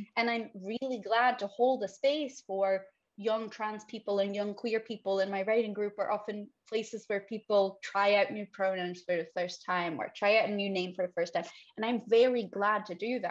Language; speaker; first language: English; non-native, fluent; Swedish